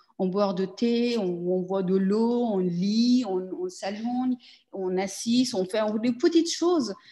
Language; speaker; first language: French; non-native, learner; Persian